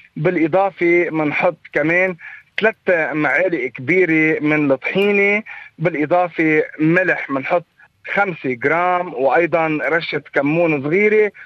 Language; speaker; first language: Arabic; native; Arabic